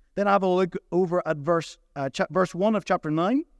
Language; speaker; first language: English; native; English